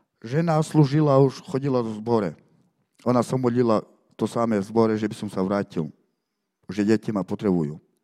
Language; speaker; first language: Slovak; non-native, local second language; Romany